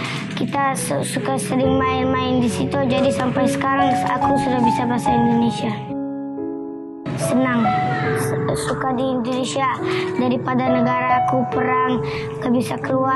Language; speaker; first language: Indonesian; early bilingual, other home language; Persian